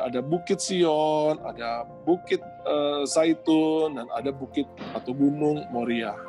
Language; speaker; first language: Indonesian; native; Indonesian